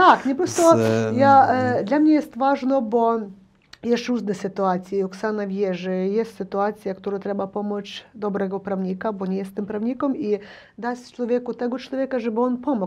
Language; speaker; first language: Polish; non-native, learner; Ukrainian